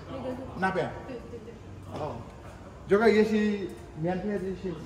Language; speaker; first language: Chinese; non-native, learner; Bangla